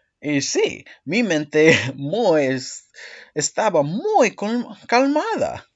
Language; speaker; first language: Spanish; non-native, learner; English